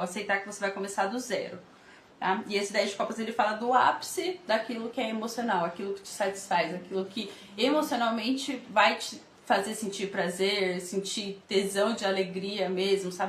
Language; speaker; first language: Portuguese; native; Portuguese